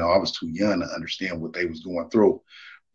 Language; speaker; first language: English; native; English